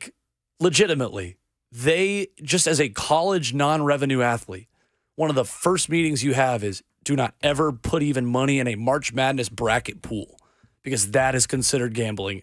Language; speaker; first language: English; native; English